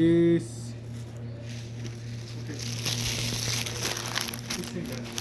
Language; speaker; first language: English; non-native, learner; Spanish